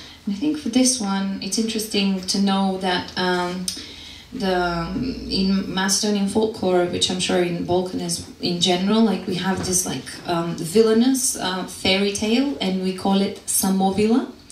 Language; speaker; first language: English; non-native, fluent; Macedonian